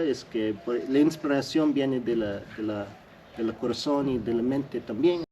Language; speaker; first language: Spanish; early bilingual, heritage; English